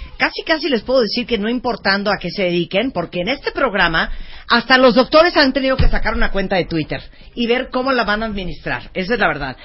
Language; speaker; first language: Spanish; early bilingual, other home language; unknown